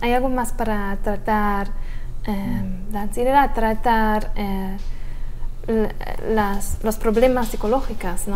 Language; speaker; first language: Spanish; non-native, fluent; German